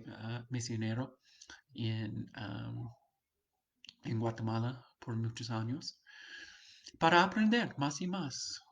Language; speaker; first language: Spanish; non-native, fluent; English